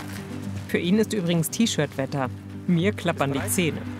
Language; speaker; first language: German; native; German